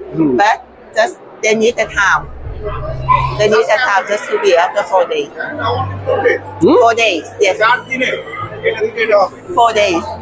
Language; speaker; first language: English; non-native, fluent; Thai